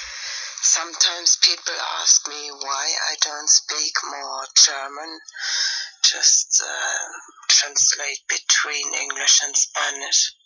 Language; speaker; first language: English; non-native, fluent; German